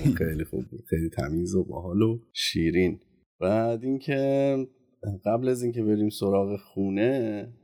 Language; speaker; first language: Persian; non-native, local second language; Azerbaijani